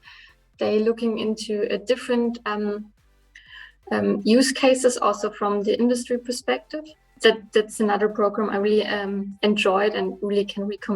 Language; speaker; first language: English; non-native, fluent; German